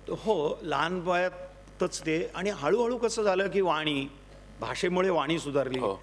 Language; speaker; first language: Marathi; non-native, local second language; Gujarati